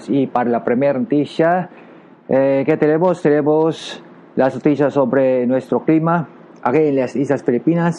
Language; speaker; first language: Spanish; non-native, learner; Filipino